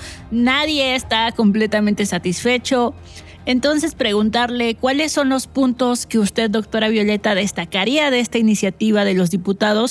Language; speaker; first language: Spanish; native; Spanish